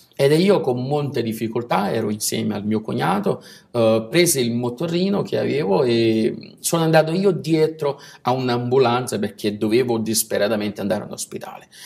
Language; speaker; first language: Italian; non-native, fluent; Portuguese